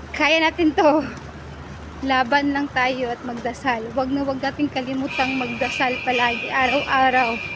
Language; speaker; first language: Filipino; non-native, local second language; Cebuano